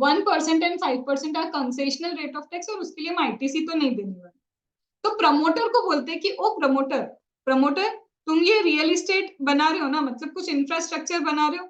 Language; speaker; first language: Hindi; native; Hindi